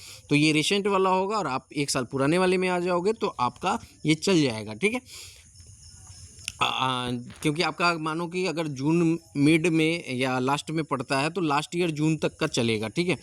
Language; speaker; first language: Hindi; native; Hindi